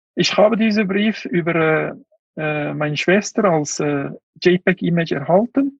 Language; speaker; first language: German; non-native, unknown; Uyghur